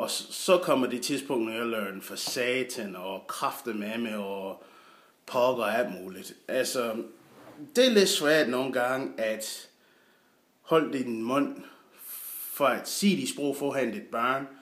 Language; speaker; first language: Danish; non-native, learner; English